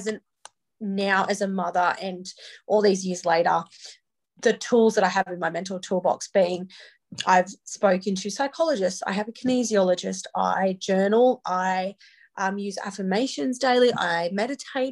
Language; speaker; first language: English; native; English